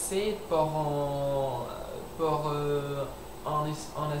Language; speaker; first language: French; non-native, learner; English